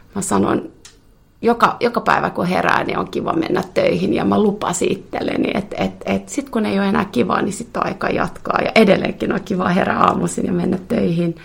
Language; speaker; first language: Finnish; non-native, local second language; Swedish